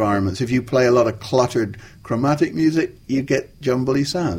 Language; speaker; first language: English; native; English